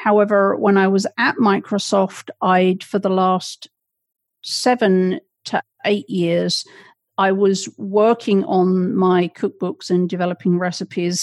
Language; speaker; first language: English; native; English